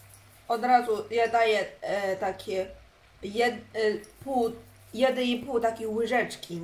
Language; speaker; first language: Polish; non-native, learner; Chinese